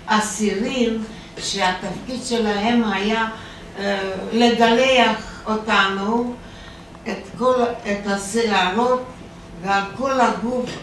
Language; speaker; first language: Hebrew; non-native, fluent; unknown